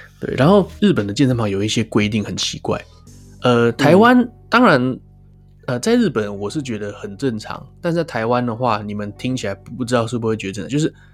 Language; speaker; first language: Chinese; native; Chinese